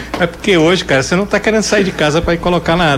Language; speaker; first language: Portuguese; native; Portuguese